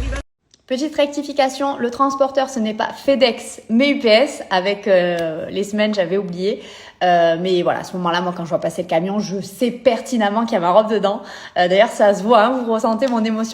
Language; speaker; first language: French; native; French